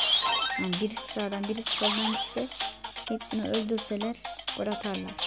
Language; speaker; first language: Turkish; native; Turkish